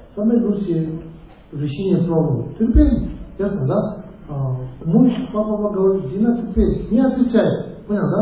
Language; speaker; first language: Russian; non-native, learner; Tibetan